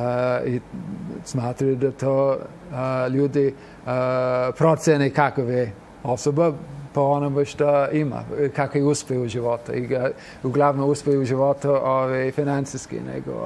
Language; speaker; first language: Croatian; non-native, fluent; English